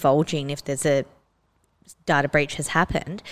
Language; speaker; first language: English; native; English